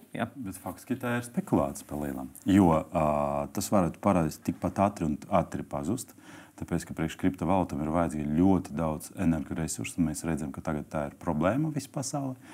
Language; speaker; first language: Latvian; non-native, local second language; Russian